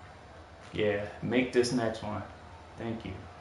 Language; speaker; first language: English; native; English